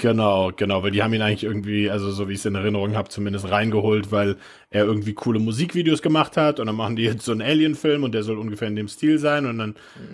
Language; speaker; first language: German; native; German